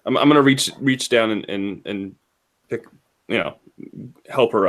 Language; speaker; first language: English; native; English